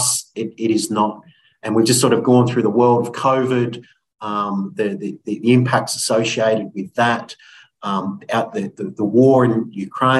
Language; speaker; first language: English; native; English